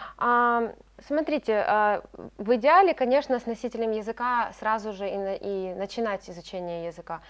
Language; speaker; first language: Russian; native; Russian